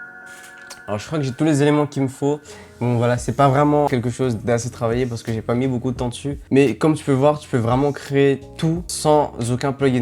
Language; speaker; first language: French; native; French